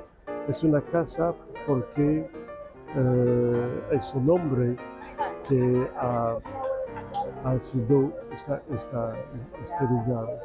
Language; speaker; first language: Spanish; non-native, fluent; French